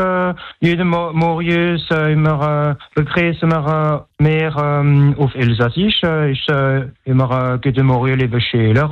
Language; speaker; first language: German; non-native, local second language; French